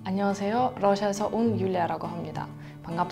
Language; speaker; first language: Korean; non-native, fluent; Russian